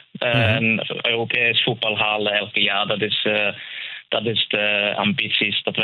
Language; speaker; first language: Dutch; non-native, fluent; Norwegian